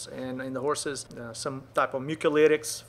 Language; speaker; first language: English; non-native, fluent; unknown